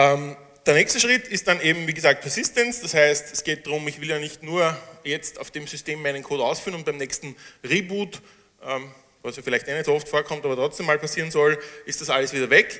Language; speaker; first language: German; native; German